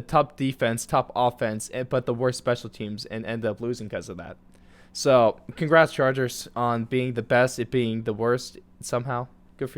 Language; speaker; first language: English; native; English